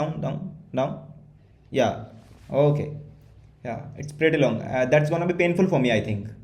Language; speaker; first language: English; non-native, learner; Hindi